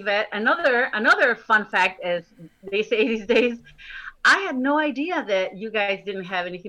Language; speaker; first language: English; early bilingual, other home language; Spanish